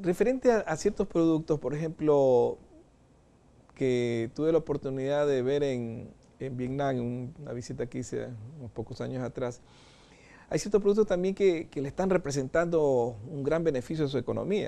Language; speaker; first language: Spanish; native; Spanish